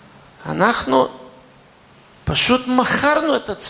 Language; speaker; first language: Hebrew; non-native, fluent; Russian